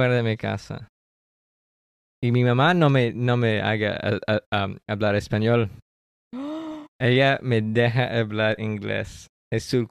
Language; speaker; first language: Spanish; early bilingual, heritage; English